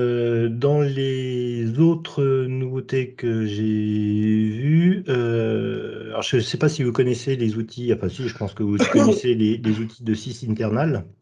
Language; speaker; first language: French; native; French